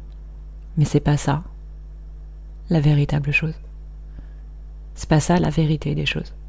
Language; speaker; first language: French; native; French